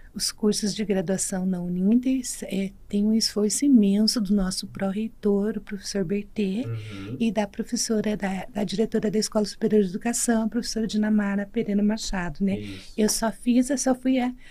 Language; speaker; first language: Portuguese; native; Portuguese